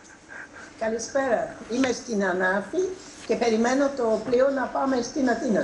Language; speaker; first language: Greek; non-native, fluent; English